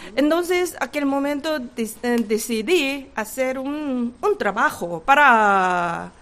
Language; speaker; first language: Spanish; non-native, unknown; Korean